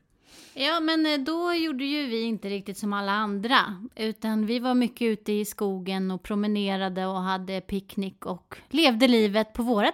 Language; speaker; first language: Swedish; native; Swedish